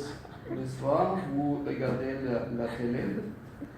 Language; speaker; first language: French; non-native, learner; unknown